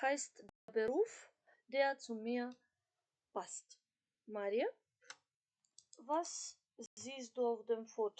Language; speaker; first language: German; non-native, fluent; Macedonian